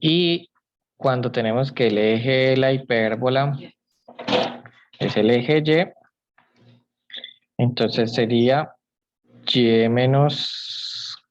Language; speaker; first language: Spanish; native; Spanish